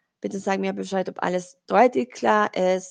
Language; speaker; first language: German; non-native, learner; Spanish